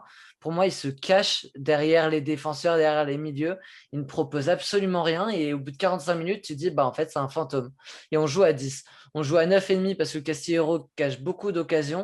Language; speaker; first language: French; native; French